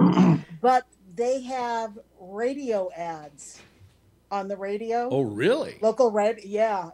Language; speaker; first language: English; native; English